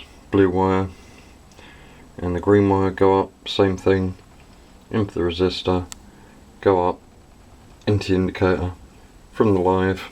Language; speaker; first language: English; native; English